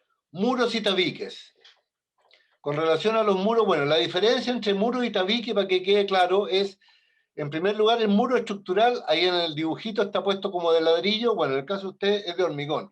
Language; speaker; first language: Spanish; native; Spanish